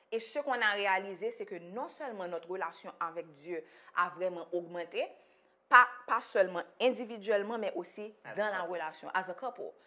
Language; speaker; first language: French; non-native, local second language; Haitian Creole